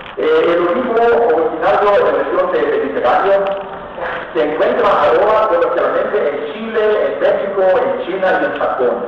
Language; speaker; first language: Spanish; non-native, fluent; Hebrew